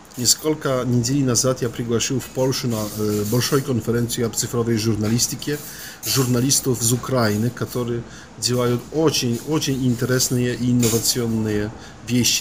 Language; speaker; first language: Russian; non-native, learner; Polish